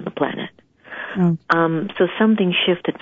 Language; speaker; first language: English; native; English